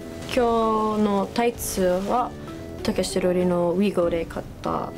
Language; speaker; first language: Japanese; non-native, learner; English